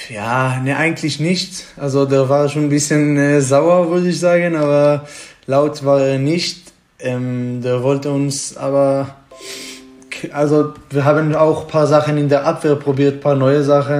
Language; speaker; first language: German; non-native, fluent; Hebrew